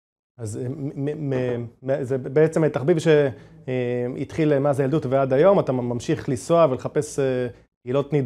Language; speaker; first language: Hebrew; native; Hebrew